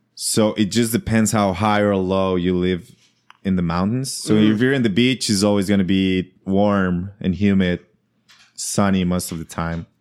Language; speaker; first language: English; non-native, fluent; Spanish